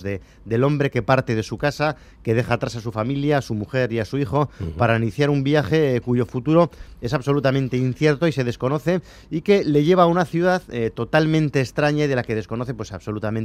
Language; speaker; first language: Spanish; native; Spanish